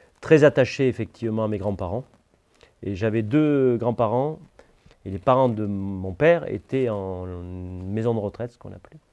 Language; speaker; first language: French; native; French